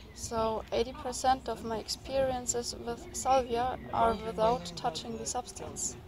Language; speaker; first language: English; non-native, fluent; German